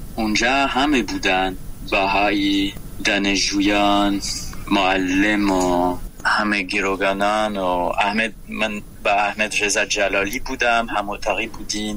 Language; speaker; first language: Persian; non-native, learner; French